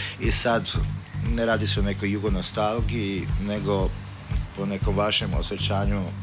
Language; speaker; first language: Croatian; early bilingual, other home language; Slovenian